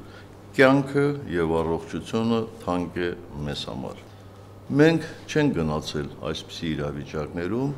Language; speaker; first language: Armenian; native; Armenian